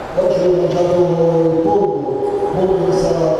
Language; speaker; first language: Italian; non-native, learner; Greek